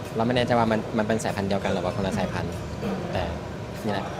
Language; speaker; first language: Thai; non-native, fluent; Chinese